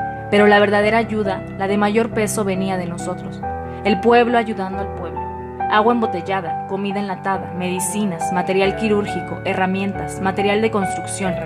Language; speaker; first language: Spanish; native; Spanish